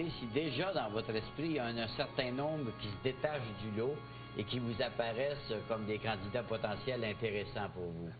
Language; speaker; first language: French; native; French